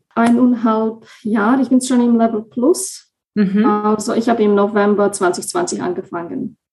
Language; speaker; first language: German; non-native, fluent; Slovak